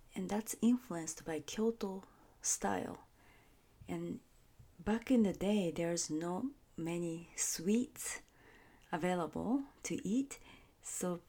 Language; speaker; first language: English; non-native, fluent; Japanese